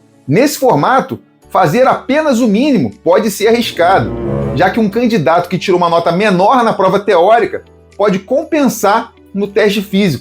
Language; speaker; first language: Portuguese; native; Portuguese